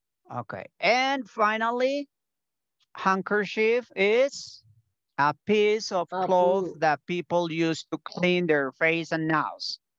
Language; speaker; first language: English; non-native, fluent; Spanish